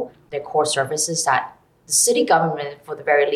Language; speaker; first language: English; non-native, local second language; Cantonese